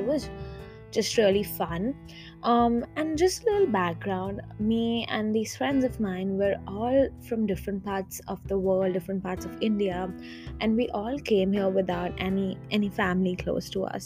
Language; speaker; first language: English; non-native, local second language; Hindi